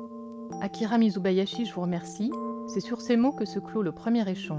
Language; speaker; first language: French; native; French